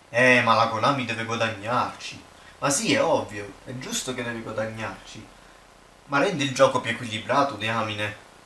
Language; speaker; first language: Italian; native; Italian